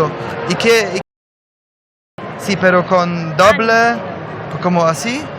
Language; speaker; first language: Spanish; non-native, learner; Polish